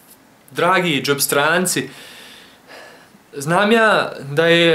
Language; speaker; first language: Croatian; early bilingual, heritage; Croatian